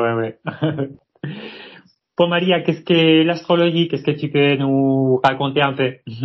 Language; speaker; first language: French; non-native, fluent; Spanish